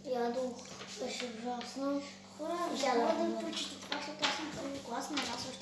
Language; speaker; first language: Bulgarian; early bilingual, heritage; Bulgarian